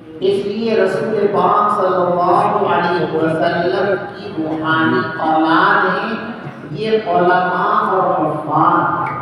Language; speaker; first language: Urdu; native; Urdu